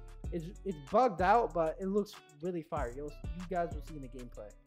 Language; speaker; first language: English; native; English